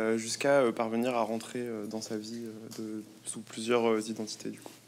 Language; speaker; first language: French; native; French